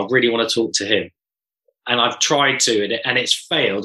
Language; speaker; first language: English; native; English